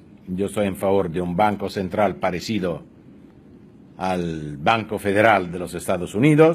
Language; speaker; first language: Spanish; non-native, fluent; Italian